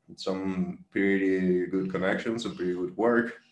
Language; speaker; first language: English; non-native, fluent; Spanish